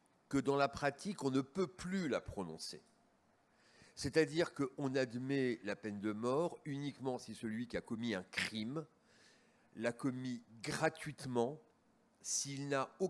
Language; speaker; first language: French; native; French